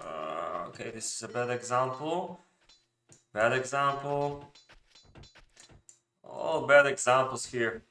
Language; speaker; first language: English; non-native, fluent; Polish